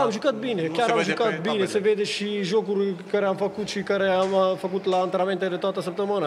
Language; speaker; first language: Romanian; non-native, learner; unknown